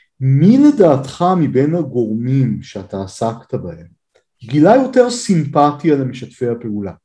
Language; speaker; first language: Hebrew; native; Hebrew